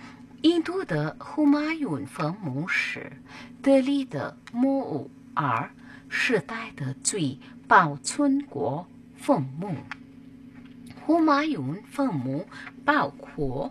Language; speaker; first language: Chinese; non-native, fluent; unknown